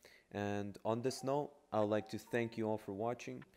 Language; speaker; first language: English; native; English